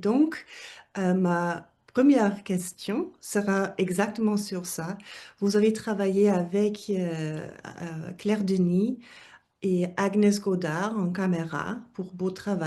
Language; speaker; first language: French; non-native, fluent; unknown